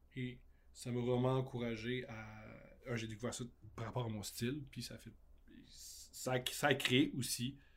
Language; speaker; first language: French; native; French